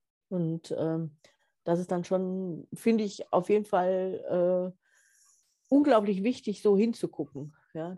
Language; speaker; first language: German; native; German